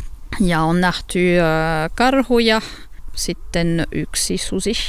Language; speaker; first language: Finnish; non-native, learner; French